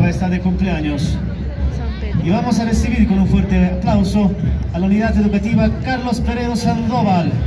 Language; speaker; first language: Spanish; native; Spanish